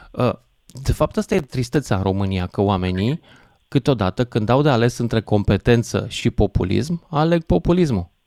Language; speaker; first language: Romanian; native; Romanian